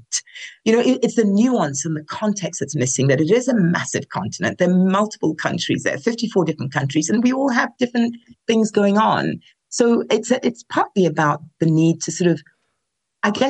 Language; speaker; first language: English; non-native, local second language; Yoruba